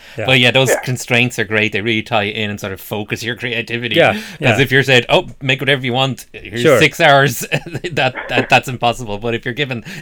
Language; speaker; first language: English; native; English